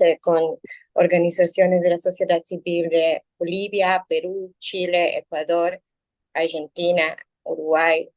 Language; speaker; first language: Portuguese; non-native, learner; Spanish